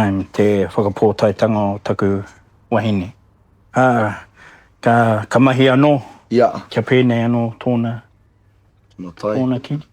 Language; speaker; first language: Māori; non-native, local second language; English